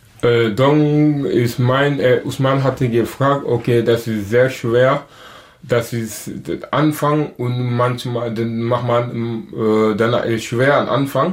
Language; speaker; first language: German; non-native, learner; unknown